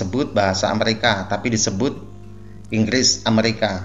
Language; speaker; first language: Indonesian; native; Indonesian